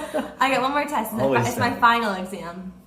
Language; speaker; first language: English; native; English